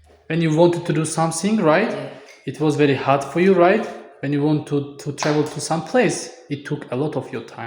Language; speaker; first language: English; non-native, fluent; Tajik